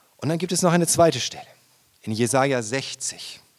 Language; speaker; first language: German; native; German